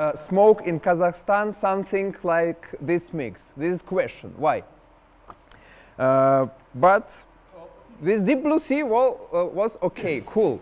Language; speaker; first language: English; non-native, learner; Russian